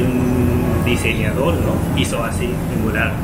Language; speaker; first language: Spanish; non-native, fluent; Japanese